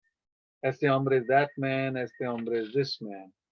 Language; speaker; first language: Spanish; non-native, fluent; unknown